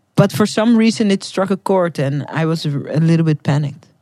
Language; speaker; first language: English; non-native, fluent; Dutch